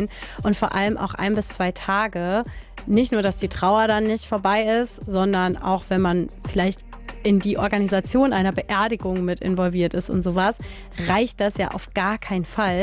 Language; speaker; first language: German; native; German